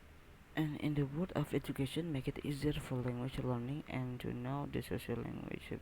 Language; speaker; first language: English; non-native, learner; Indonesian